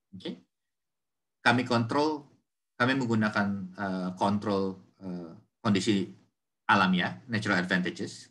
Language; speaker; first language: Indonesian; native; Indonesian